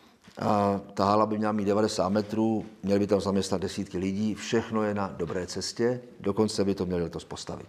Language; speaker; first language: Czech; native; Czech